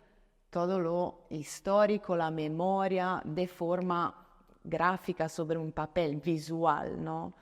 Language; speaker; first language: Spanish; non-native, fluent; Italian